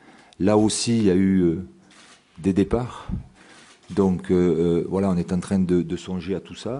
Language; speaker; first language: French; native; French